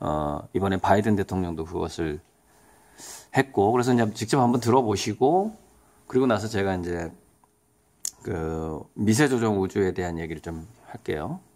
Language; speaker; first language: Korean; native; Korean